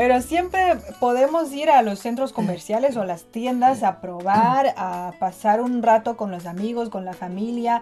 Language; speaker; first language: Spanish; non-native, fluent; Chinese